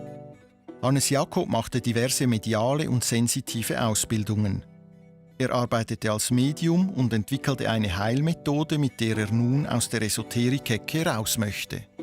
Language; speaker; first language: German; native; German